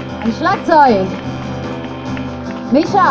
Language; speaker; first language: German; non-native, learner; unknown